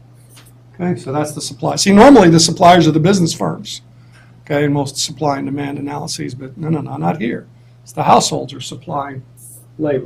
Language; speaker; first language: English; native; English